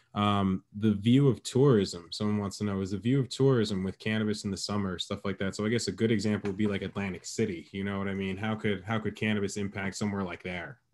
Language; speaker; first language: English; native; English